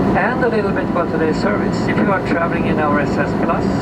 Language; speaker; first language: English; non-native, fluent; Swedish